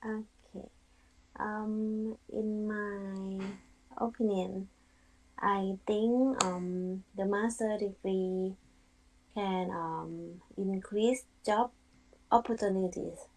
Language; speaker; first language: English; non-native, learner; Thai